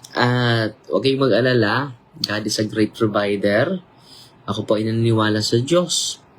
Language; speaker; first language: Filipino; non-native, local second language; Cebuano